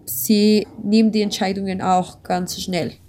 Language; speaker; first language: German; non-native, learner; Spanish